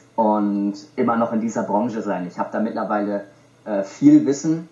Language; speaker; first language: German; native; German